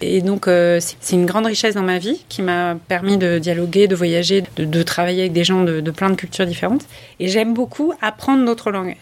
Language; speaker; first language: French; early bilingual, other home language; English